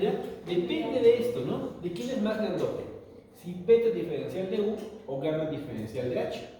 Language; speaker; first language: Spanish; native; Spanish